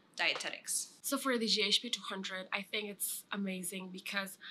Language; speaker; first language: English; non-native, fluent; Indonesian